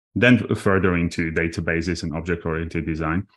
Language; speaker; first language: English; non-native, fluent; Armenian